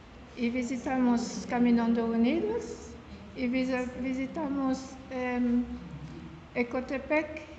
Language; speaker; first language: Spanish; non-native, learner; French